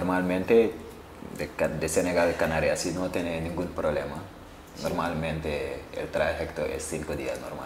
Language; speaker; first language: Spanish; non-native, learner; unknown